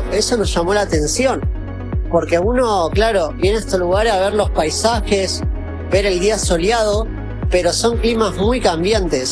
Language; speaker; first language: Spanish; native; Spanish